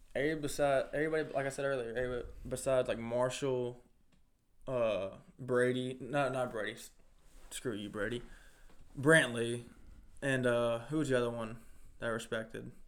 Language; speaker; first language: English; native; English